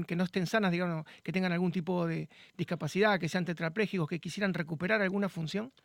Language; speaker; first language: Spanish; native; Spanish